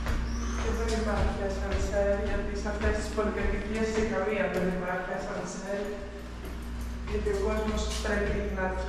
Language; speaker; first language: Greek; non-native, fluent; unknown